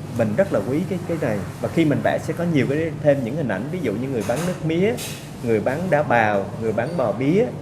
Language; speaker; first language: Vietnamese; native; Vietnamese